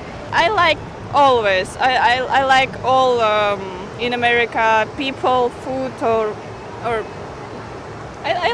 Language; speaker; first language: English; non-native, learner; Russian